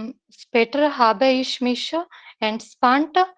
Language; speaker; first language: German; non-native, learner; Hindi